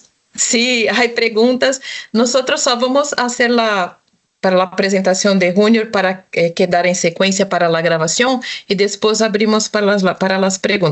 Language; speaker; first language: Spanish; non-native, local second language; Portuguese